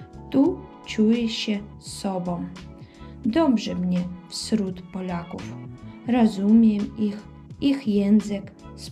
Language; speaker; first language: Polish; early bilingual, heritage; Polish